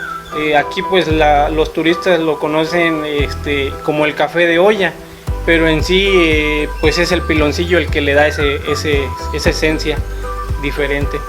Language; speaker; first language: Spanish; native; Spanish